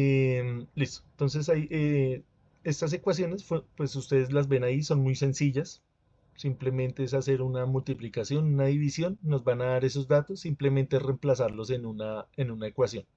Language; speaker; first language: Spanish; native; Spanish